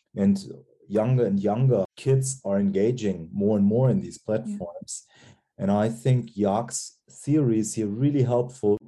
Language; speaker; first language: English; non-native, fluent; German